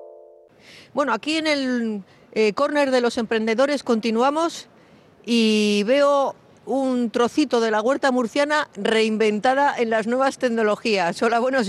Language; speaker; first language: Spanish; native; Spanish